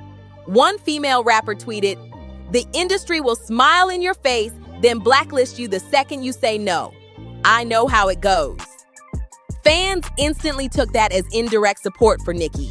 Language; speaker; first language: English; native; English